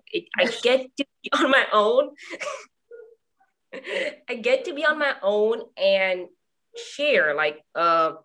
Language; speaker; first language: English; non-native, fluent; Morisyen